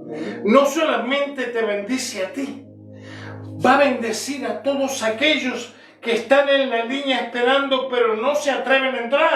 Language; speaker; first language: Spanish; native; Spanish